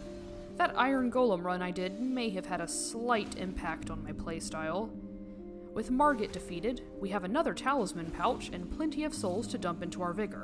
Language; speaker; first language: English; native; English